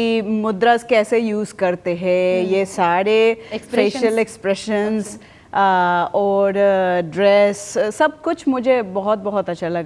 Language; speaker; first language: Hindi; non-native, fluent; Spanish